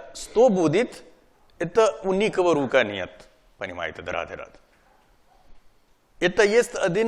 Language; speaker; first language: Russian; non-native, learner; Hindi